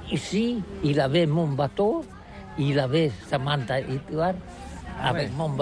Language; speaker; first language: French; non-native, learner; Catalan